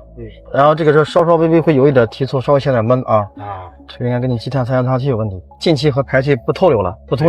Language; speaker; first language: Chinese; native; Chinese